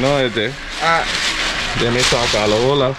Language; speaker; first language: Spanish; non-native, learner; English